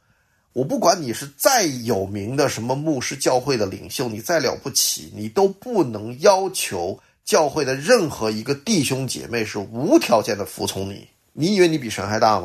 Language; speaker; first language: Chinese; native; Chinese